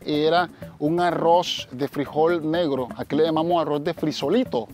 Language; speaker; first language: Spanish; native; Spanish